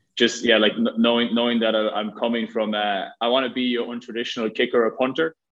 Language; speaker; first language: English; native; English